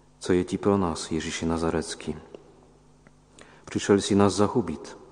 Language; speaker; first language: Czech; non-native, fluent; Polish